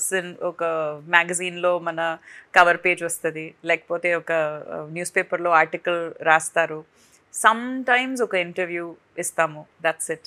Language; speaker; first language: Telugu; non-native, fluent; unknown